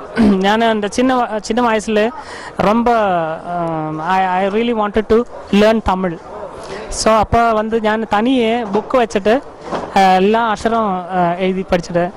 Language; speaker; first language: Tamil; non-native, learner; Malayalam